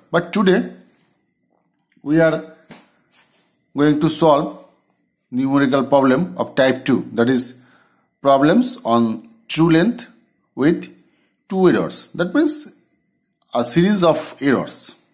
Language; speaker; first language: English; non-native, local second language; Bangla